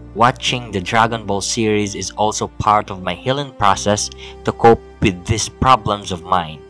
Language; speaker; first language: English; non-native, local second language; Filipino